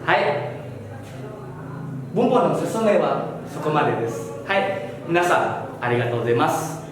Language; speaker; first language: Japanese; non-native, fluent; Indonesian